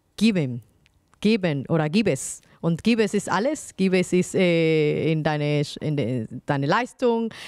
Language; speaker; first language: German; non-native, fluent; Spanish